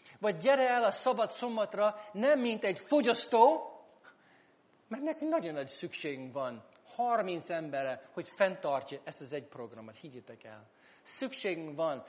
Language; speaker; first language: Hungarian; non-native, fluent; English